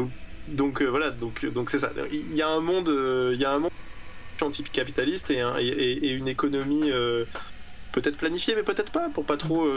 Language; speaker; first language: French; native; French